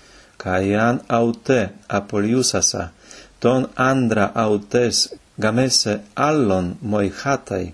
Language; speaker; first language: Greek; non-native, fluent; Ukrainian